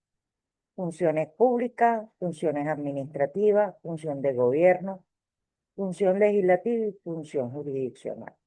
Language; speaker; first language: Spanish; native; Spanish